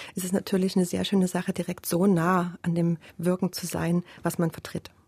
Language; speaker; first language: German; native; German